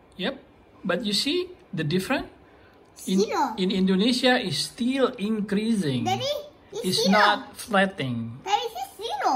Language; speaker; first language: English; non-native, fluent; Indonesian